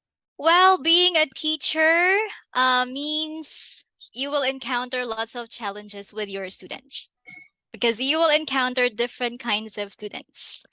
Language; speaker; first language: English; non-native, fluent; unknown